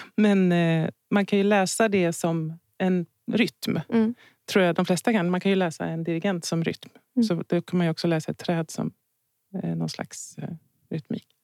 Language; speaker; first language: Swedish; native; Swedish